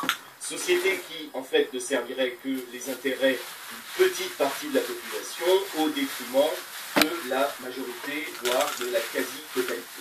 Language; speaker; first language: French; native; French